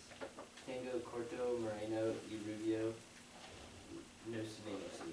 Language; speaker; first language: Spanish; non-native, learner; English